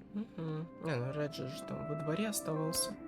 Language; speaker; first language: Russian; native; Russian